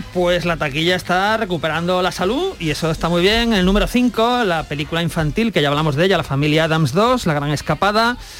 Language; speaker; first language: Spanish; native; Spanish